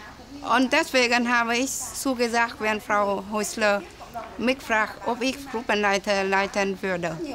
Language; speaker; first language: German; non-native, learner; Vietnamese